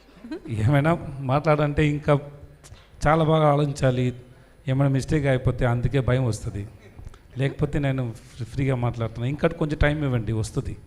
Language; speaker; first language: Telugu; non-native, learner; Tamil